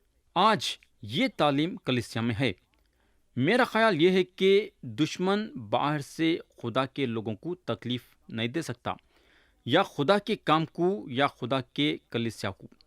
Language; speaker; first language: Urdu; native; Urdu